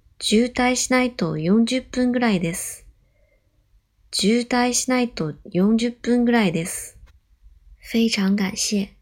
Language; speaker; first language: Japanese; non-native, fluent; Chinese